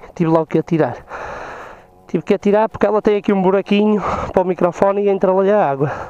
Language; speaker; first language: Portuguese; native; Portuguese